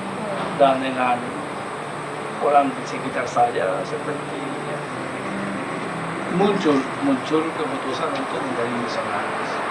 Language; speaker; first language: Indonesian; non-native, fluent; Spanish